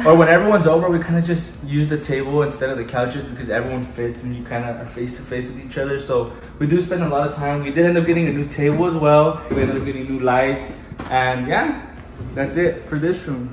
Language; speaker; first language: English; early bilingual, other home language; Spanish